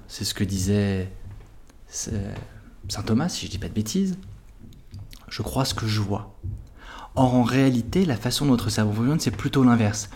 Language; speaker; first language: French; native; French